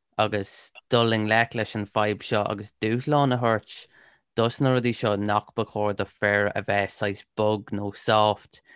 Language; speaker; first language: Irish; non-native, local second language; English